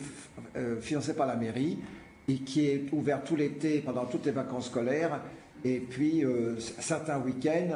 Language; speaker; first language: French; native; French